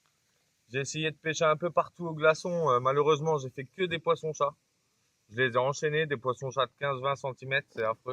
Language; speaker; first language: French; native; French